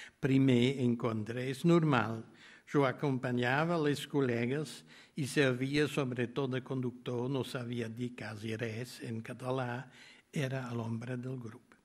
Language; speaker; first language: Catalan; non-native, fluent; German